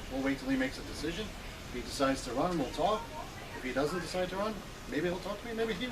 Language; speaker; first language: English; native; English